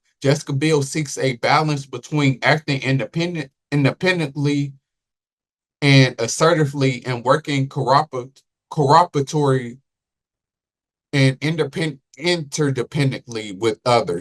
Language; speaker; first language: English; native; English